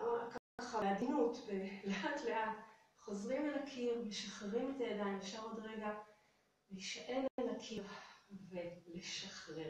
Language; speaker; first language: Hebrew; native; Hebrew